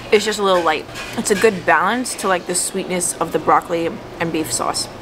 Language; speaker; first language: English; native; English